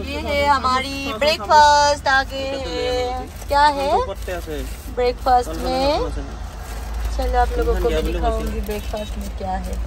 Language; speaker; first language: Hindi; non-native, local second language; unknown